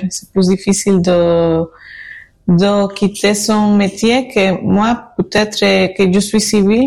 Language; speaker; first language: French; non-native, fluent; Spanish